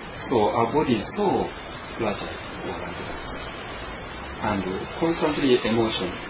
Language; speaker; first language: English; non-native, fluent; Japanese